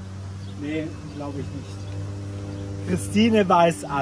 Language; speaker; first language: German; non-native, fluent; Italian